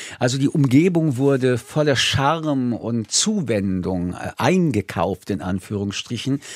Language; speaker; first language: German; early bilingual, other home language; French